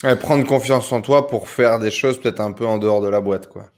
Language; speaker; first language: French; native; French